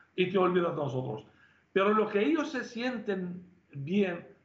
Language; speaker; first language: Spanish; non-native, fluent; Arabic